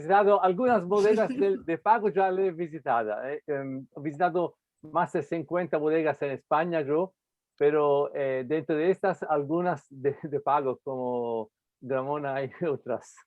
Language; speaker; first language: Spanish; non-native, fluent; Italian